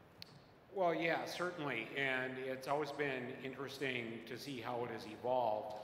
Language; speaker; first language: English; native; English